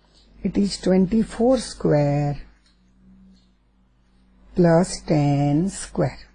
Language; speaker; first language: English; non-native, local second language; Gujarati